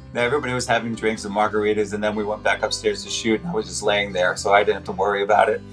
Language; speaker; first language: English; native; English